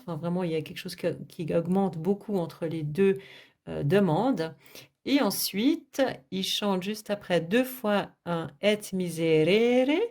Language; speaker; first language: French; native; French